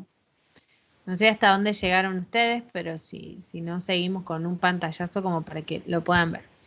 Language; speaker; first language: Spanish; native; Spanish